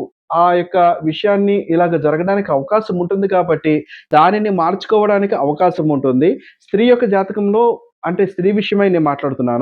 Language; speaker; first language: Telugu; native; Telugu